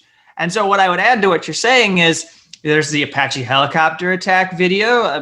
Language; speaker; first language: English; native; English